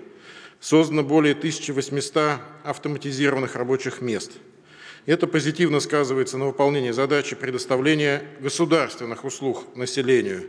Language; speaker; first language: Russian; native; Russian